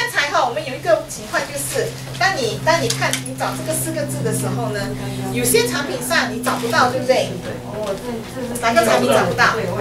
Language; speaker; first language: Chinese; native; Chinese